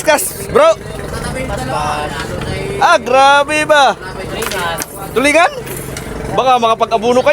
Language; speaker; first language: Filipino; native; Filipino